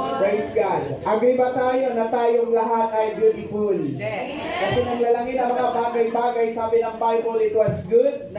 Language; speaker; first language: Filipino; non-native, local second language; Pampanga